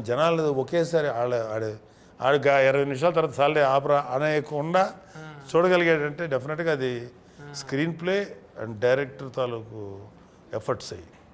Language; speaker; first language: Telugu; native; Telugu